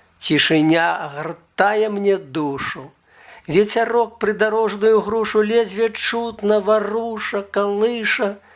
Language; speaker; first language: Belarusian; native; Belarusian